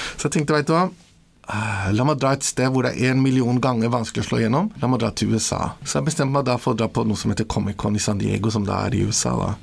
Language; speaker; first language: Norwegian; early bilingual, other home language; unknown